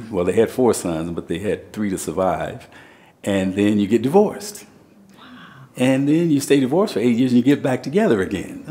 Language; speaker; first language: English; native; English